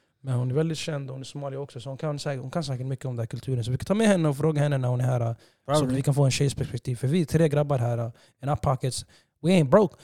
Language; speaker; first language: Swedish; early bilingual, other home language; Somali